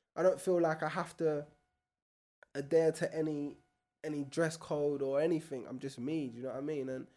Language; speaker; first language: English; native; English